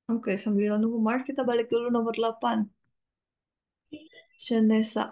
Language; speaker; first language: Indonesian; native; Indonesian